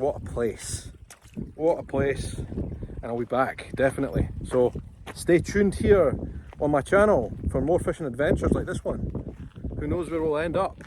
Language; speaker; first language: English; native; English